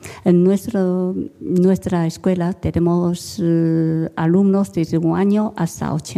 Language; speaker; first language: Spanish; non-native, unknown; Chinese